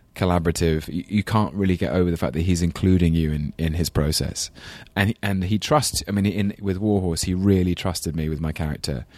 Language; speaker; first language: English; native; English